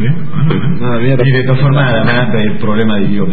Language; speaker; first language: Spanish; native; Spanish